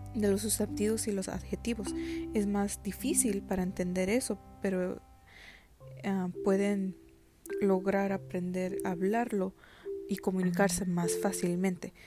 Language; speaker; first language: Spanish; early bilingual, heritage; Spanish